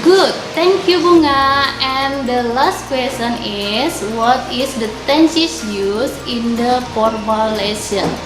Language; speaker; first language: English; non-native, learner; Indonesian